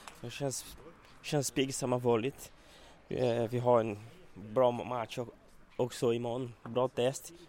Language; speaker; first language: Swedish; non-native, learner; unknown